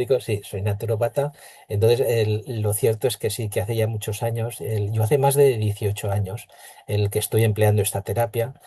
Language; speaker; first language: Spanish; native; Spanish